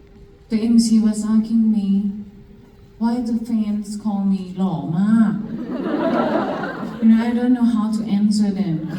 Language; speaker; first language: English; non-native, fluent; Thai